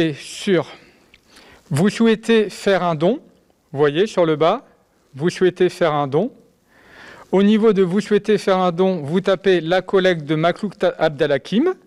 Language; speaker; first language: French; native; French